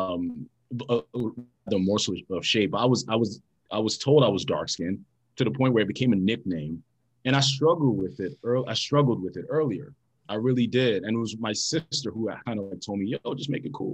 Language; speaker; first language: English; non-native, local second language; Yoruba